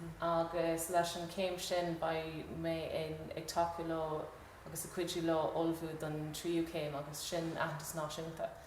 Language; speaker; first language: Irish; non-native, local second language; English